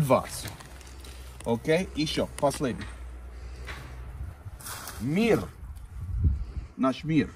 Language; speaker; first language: Ukrainian; non-native, learner; English